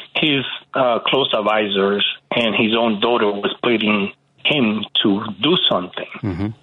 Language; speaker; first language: English; early bilingual, other home language; Spanish